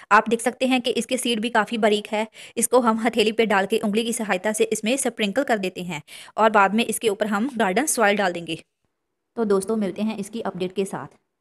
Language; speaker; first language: Hindi; non-native, local second language; Punjabi